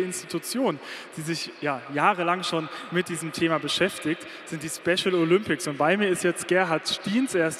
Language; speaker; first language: German; native; German